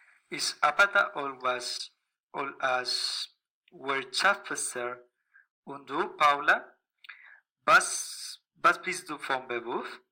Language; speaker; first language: German; non-native, learner; Spanish